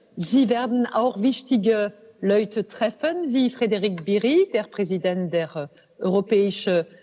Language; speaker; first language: German; non-native, learner; French